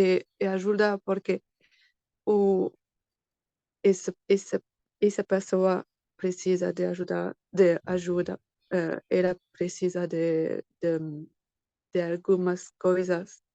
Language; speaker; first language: Portuguese; non-native, learner; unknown